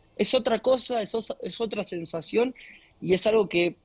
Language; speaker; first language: Spanish; native; Spanish